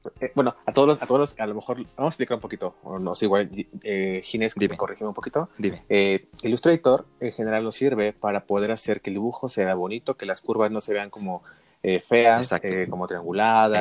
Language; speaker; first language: Spanish; native; Spanish